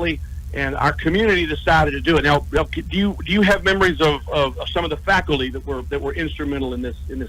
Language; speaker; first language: English; native; English